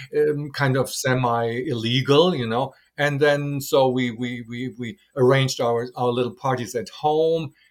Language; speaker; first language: English; non-native, fluent; German